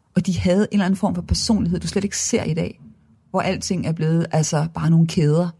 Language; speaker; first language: Danish; native; Danish